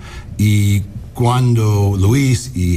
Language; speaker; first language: Spanish; non-native, learner; English